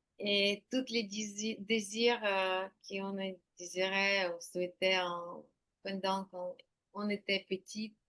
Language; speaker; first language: French; non-native, learner; Ukrainian